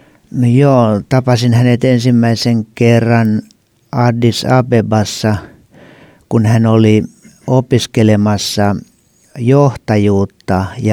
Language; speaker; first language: Finnish; native; Finnish